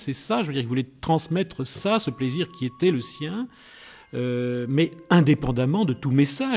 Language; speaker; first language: French; native; French